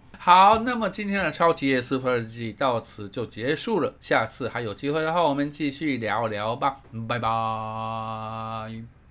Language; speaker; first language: Chinese; non-native, fluent; Japanese